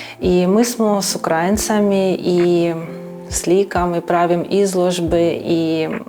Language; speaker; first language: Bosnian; non-native, learner; Ukrainian